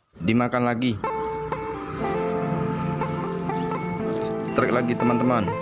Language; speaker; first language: Indonesian; native; Indonesian